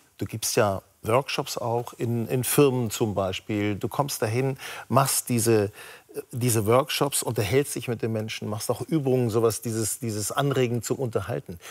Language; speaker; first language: German; native; German